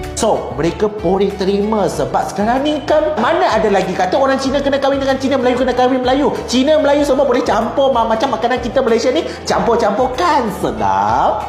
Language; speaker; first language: Malay; non-native, local second language; Chinese